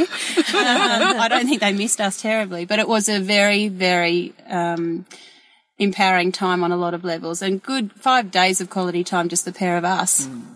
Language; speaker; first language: English; native; English